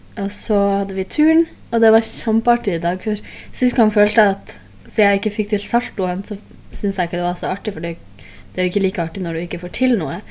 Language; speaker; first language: Norwegian; native; Norwegian